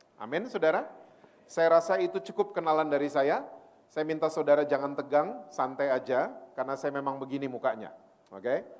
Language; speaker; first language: Indonesian; native; Indonesian